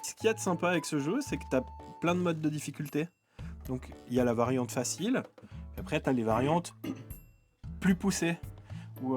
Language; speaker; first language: French; native; French